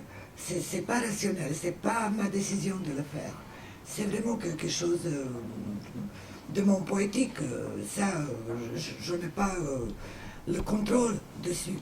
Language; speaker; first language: French; non-native, fluent; Serbian